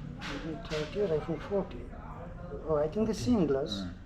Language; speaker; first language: English; non-native, learner; Bangla